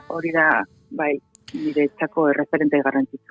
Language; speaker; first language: Basque; non-native, local second language; Spanish